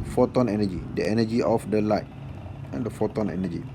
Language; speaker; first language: English; non-native, local second language; Malay